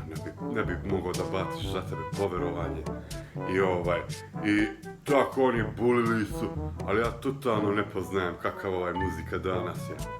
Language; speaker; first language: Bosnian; non-native, local second language; Hungarian